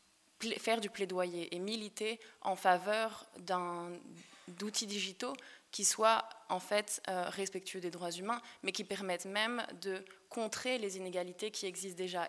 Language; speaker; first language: French; native; French